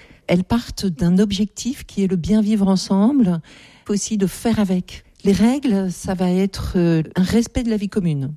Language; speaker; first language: French; native; French